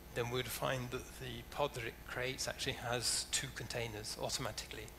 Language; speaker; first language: English; native; English